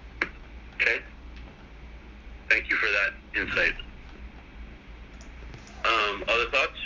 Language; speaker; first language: English; native; English